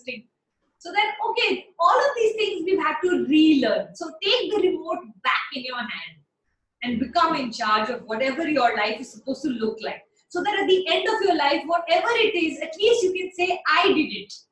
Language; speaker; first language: English; non-native, local second language; Hindi